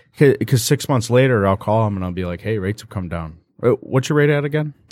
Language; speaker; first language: English; native; English